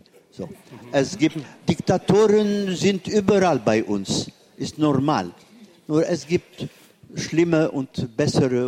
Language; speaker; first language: German; non-native, fluent; Arabic